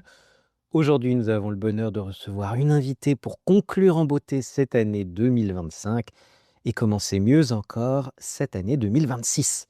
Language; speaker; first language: French; native; French